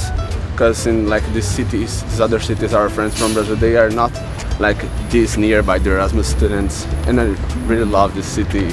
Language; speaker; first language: English; non-native, fluent; Portuguese